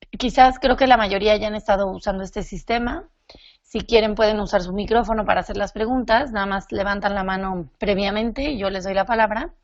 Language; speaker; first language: Spanish; native; Spanish